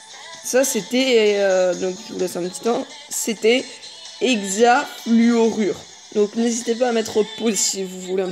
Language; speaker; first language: French; native; French